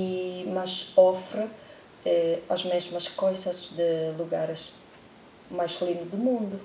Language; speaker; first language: Portuguese; non-native, learner; Italian